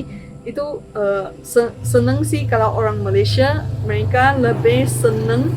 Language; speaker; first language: Indonesian; non-native, fluent; Chinese